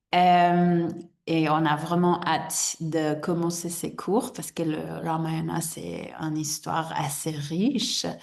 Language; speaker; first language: French; non-native, fluent; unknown